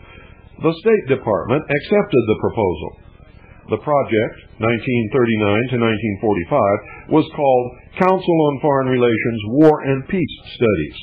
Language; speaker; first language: English; native; English